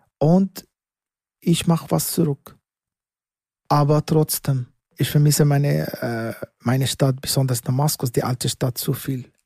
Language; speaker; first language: German; non-native, learner; Arabic